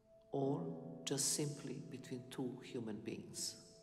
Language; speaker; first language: English; non-native, fluent; Serbian